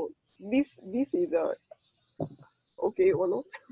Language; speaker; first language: English; non-native, learner; Japanese